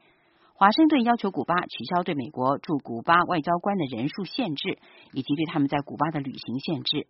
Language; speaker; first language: Chinese; native; Chinese